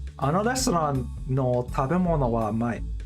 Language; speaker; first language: Japanese; non-native, learner; English